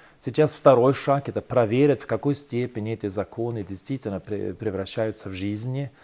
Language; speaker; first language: Russian; non-native, fluent; Swedish